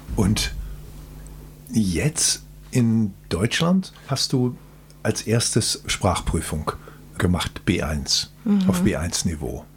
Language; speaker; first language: German; native; German